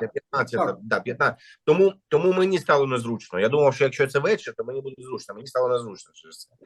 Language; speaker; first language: Ukrainian; non-native, local second language; Russian